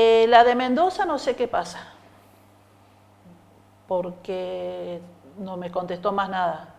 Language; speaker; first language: Spanish; native; Spanish